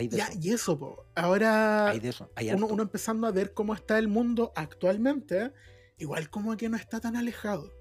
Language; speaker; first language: Spanish; native; Spanish